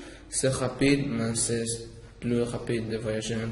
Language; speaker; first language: French; non-native, learner; English